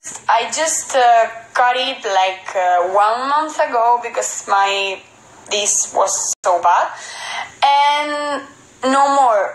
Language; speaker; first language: English; non-native, fluent; Spanish